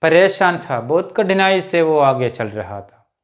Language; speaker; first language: Hindi; non-native, local second language; Malayalam